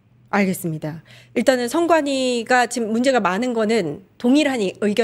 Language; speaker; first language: Korean; native; Korean